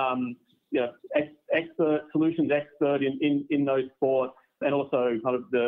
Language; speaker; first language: English; native; English